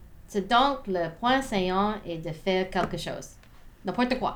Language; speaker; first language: French; non-native, learner; English